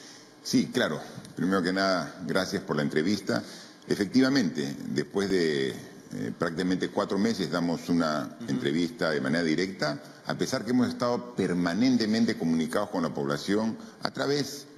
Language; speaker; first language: Spanish; native; Spanish